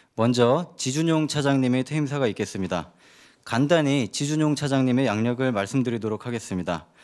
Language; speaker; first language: Korean; native; Korean